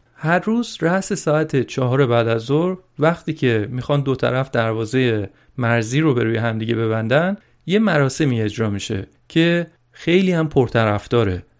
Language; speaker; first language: Persian; native; Persian